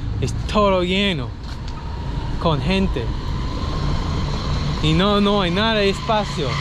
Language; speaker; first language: Spanish; non-native, learner; English